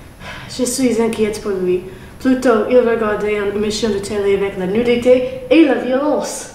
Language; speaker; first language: French; non-native, learner; English